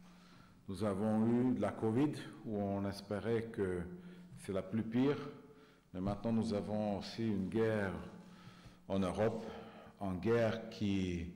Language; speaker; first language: French; non-native, fluent; Hungarian